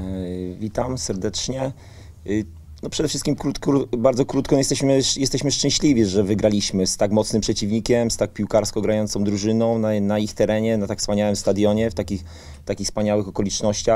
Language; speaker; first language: Polish; native; Polish